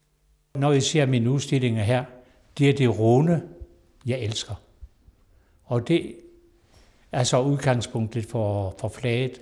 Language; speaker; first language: Danish; non-native, local second language; Kalaallisut